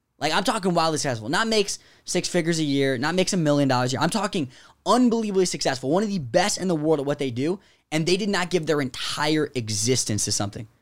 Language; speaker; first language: English; native; English